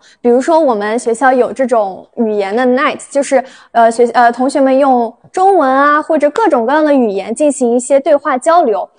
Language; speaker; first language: Chinese; native; Chinese